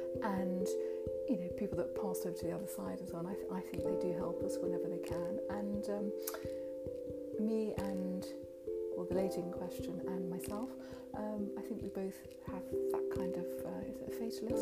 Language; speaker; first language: English; native; English